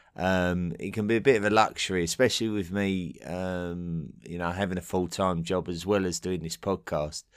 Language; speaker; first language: English; native; English